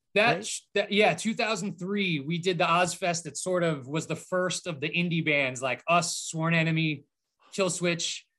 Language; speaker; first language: English; native; English